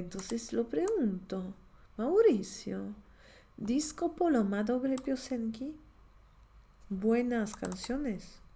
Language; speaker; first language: Spanish; non-native, fluent; Polish